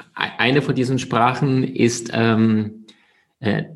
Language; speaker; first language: German; early bilingual, other home language; Russian